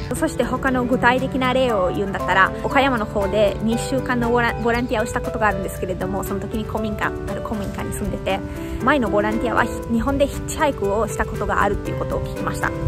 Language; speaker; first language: Japanese; non-native, fluent; Italian